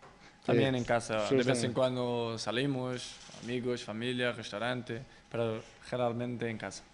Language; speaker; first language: Spanish; non-native, fluent; Portuguese